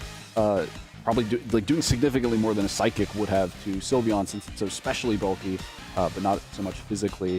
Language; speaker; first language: English; native; English